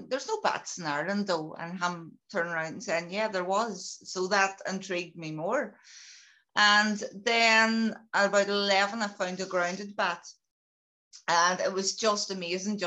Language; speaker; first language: English; native; English